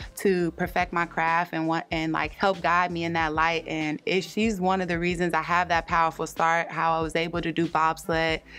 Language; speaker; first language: English; native; English